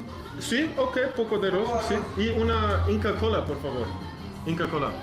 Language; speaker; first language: Spanish; non-native, learner; English